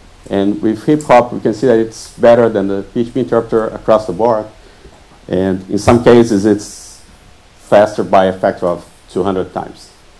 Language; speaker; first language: English; non-native, fluent; Portuguese